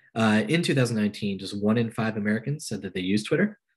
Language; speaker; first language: English; native; English